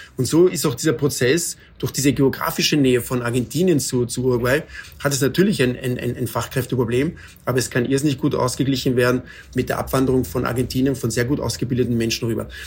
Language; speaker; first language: German; native; German